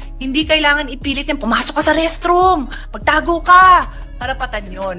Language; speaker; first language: Filipino; native; Filipino